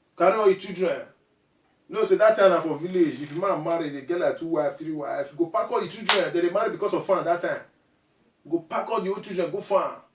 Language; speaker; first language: Nigerian Pidgin; non-native, local second language; Bini